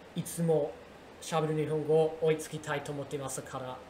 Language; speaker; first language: Japanese; non-native, learner; English